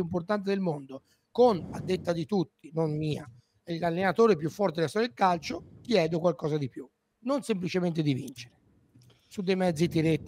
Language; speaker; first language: Italian; native; Italian